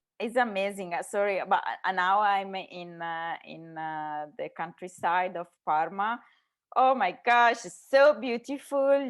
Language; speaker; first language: English; non-native, learner; Italian